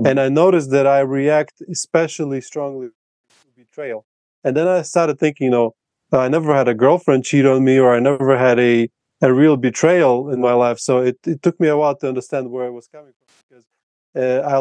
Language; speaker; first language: English; non-native, fluent; Russian